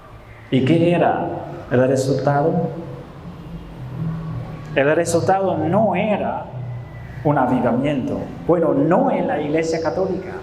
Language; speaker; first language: Spanish; non-native, fluent; Dutch